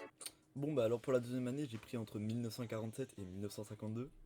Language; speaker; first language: French; native; French